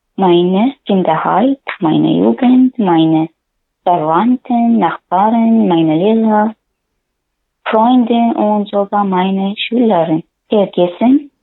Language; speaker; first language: German; non-native, learner; Arabic